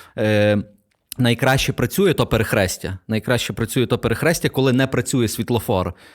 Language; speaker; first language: Ukrainian; native; Ukrainian